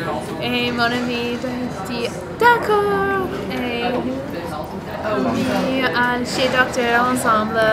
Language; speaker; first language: French; non-native, learner; English